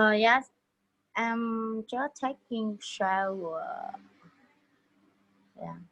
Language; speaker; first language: English; non-native, learner; Vietnamese